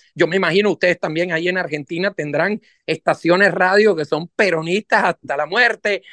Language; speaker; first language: Spanish; native; Spanish